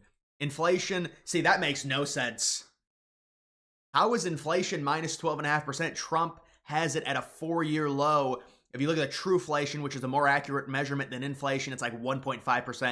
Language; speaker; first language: English; native; English